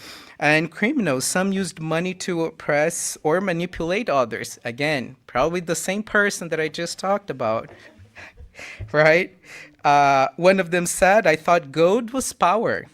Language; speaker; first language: English; non-native, fluent; Portuguese